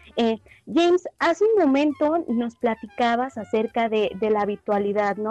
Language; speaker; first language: Spanish; native; Spanish